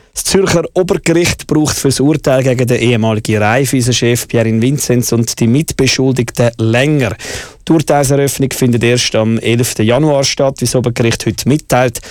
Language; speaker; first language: German; native; German